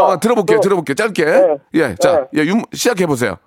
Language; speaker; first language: Korean; native; Korean